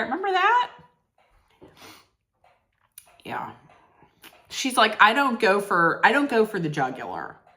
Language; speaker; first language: English; native; English